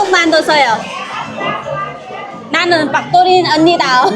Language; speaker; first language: Korean; non-native, learner; Vietnamese